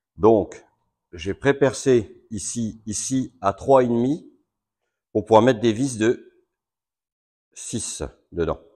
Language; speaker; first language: French; native; French